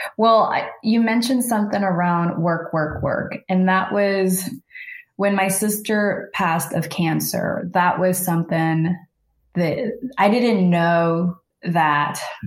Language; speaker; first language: English; early bilingual, other home language; Spanish